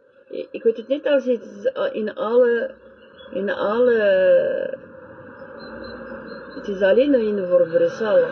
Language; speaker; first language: Dutch; non-native, learner; French